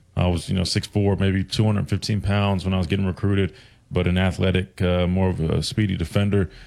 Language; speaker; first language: English; native; English